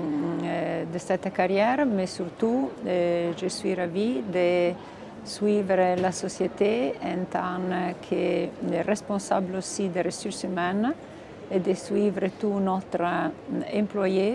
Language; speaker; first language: French; non-native, fluent; Italian